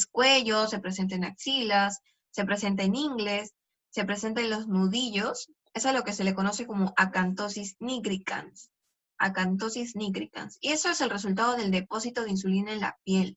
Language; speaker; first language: Spanish; native; Spanish